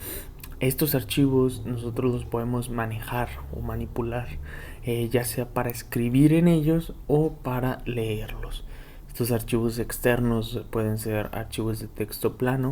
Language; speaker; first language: Spanish; native; Spanish